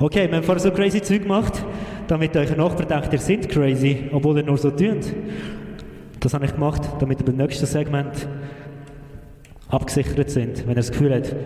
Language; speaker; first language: German; native; German